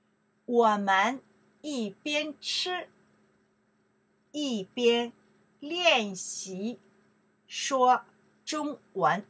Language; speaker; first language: Chinese; non-native, learner; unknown